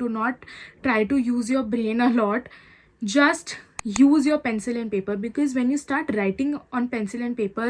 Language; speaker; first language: English; non-native, local second language; Hindi